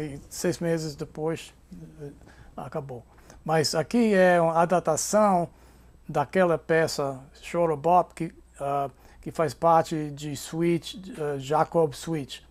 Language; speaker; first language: Portuguese; non-native, fluent; English